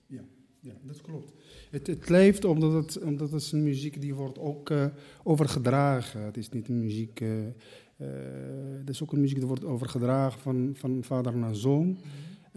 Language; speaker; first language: Dutch; non-native, fluent; Arabic